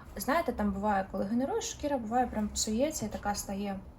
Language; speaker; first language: Ukrainian; non-native, local second language; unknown